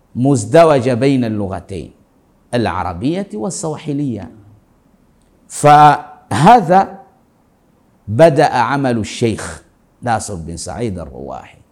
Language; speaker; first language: Arabic; non-native, fluent; Swahili